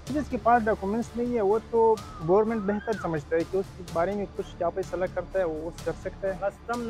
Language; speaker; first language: Hindi; non-native, local second language; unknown